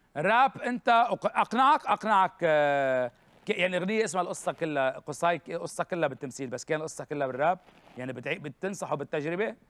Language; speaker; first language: Arabic; native; Arabic